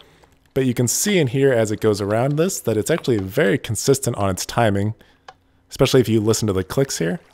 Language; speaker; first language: English; native; English